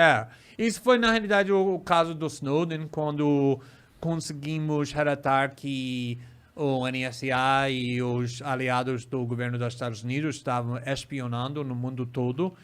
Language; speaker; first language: Portuguese; non-native, fluent; English